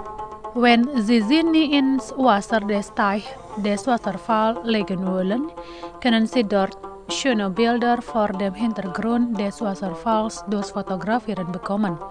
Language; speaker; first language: German; non-native, fluent; Indonesian